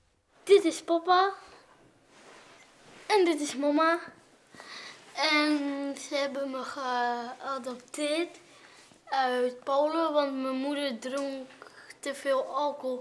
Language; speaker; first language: Dutch; early bilingual, other home language; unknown